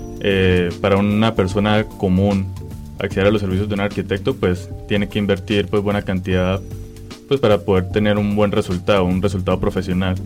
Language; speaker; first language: Spanish; native; Spanish